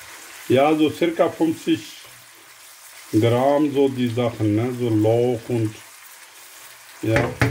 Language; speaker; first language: German; non-native, learner; Urdu